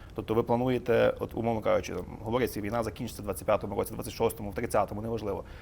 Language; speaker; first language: Ukrainian; native; Ukrainian